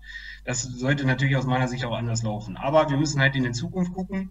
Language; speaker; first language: German; native; German